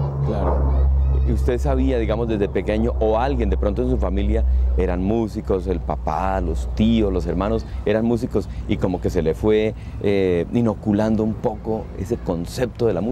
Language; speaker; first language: Spanish; native; Spanish